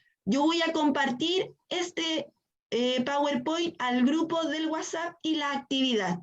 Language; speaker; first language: Spanish; native; Spanish